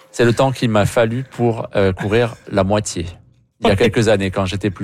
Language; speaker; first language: French; native; French